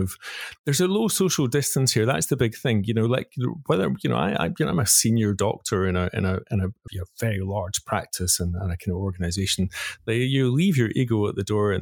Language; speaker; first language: English; native; English